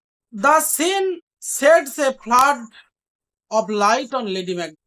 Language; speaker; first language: English; non-native, local second language; Bangla